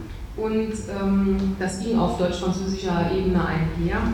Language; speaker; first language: German; native; German